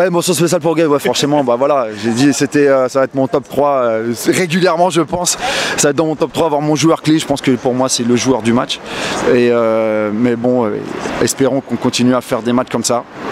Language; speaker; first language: French; native; French